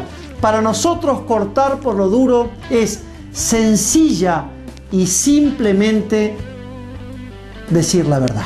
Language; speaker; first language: Spanish; native; Spanish